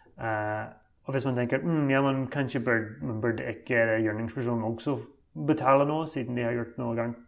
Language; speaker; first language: Norwegian; non-native, fluent; English